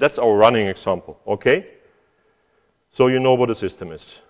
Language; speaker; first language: English; non-native, fluent; German